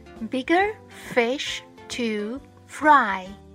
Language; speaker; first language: English; non-native, fluent; Chinese